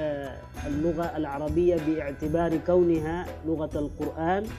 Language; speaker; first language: Arabic; non-native, fluent; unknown